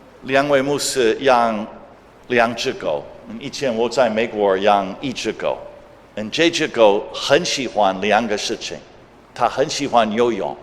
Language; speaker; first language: Chinese; non-native, fluent; English